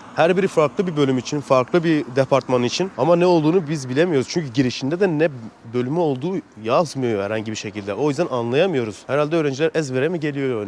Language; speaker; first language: Turkish; native; Turkish